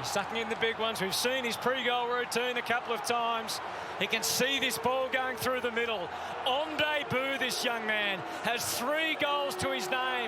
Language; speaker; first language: English; native; English